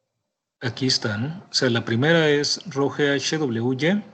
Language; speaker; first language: Spanish; native; Spanish